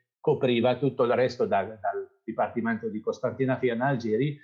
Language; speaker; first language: Italian; non-native, fluent; Kabyle